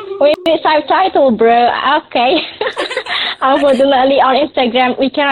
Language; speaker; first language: English; non-native, local second language; Indonesian